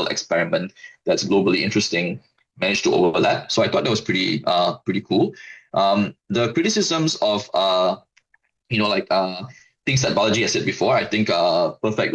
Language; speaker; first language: English; non-native, local second language; Malay